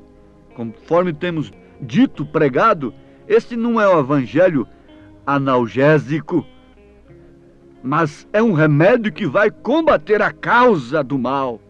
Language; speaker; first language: Portuguese; native; Portuguese